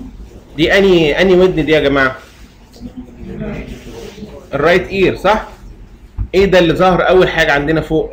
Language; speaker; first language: Arabic; native; Arabic